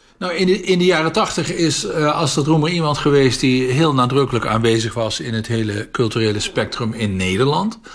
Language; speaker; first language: Dutch; native; Dutch